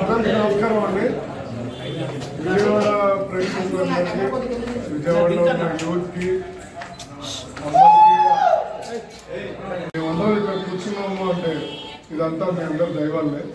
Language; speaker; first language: Telugu; native; Telugu